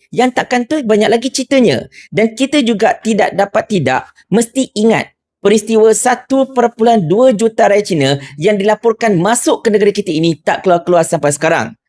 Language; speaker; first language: Malay; native; Malay